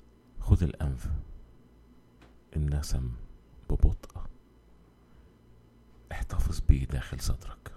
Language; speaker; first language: Arabic; native; Arabic